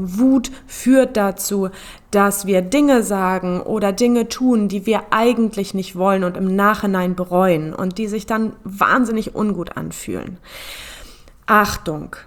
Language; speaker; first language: German; native; German